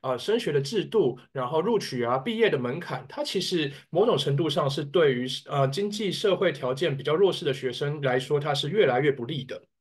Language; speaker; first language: Chinese; native; Chinese